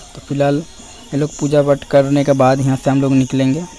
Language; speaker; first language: Hindi; non-native, local second language; Bangla